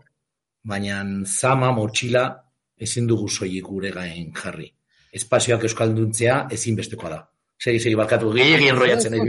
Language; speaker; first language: Basque; native; Basque